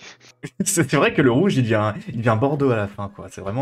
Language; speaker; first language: French; native; French